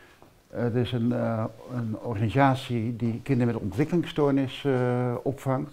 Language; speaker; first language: Dutch; native; Dutch